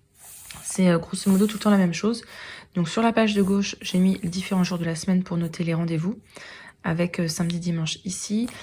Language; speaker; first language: French; native; French